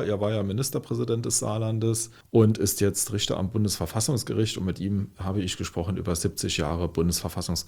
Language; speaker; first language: German; native; German